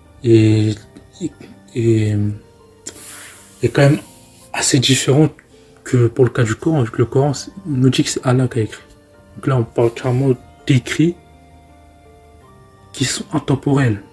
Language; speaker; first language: French; native; French